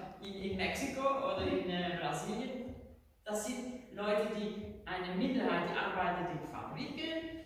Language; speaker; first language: German; non-native, learner; Dutch